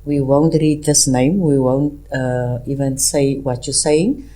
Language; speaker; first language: English; non-native, local second language; Afrikaans